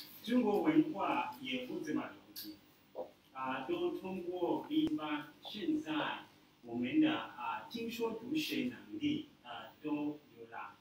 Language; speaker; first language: Chinese; non-native, learner; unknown